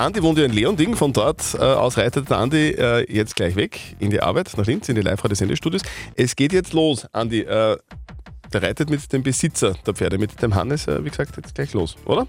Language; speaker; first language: German; native; German